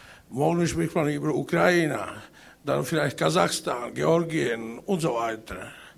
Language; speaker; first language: German; non-native, fluent; Czech